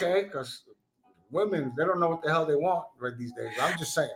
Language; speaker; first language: English; non-native, fluent; Spanish